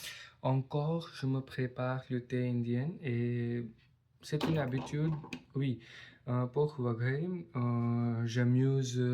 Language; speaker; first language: French; non-native, learner; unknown